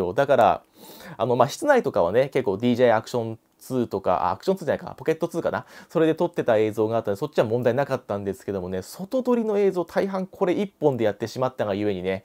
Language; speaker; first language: Japanese; native; Japanese